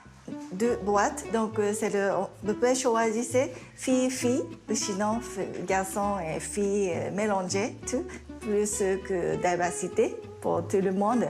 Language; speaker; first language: French; non-native, learner; Japanese